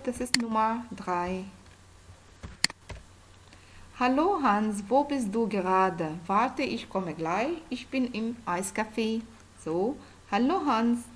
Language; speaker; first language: German; non-native, fluent; Arabic